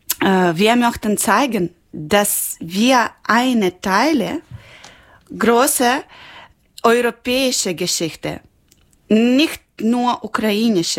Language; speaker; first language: German; non-native, learner; Ukrainian